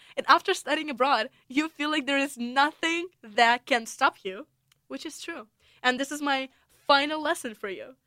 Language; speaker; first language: English; non-native, fluent; Russian